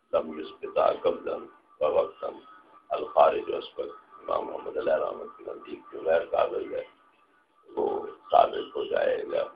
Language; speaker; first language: Urdu; non-native, local second language; Punjabi